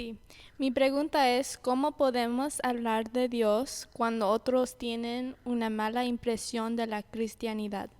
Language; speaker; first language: Spanish; early bilingual, heritage; Spanish